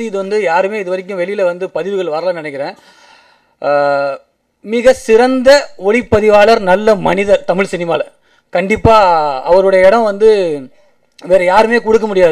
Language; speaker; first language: Tamil; native; Tamil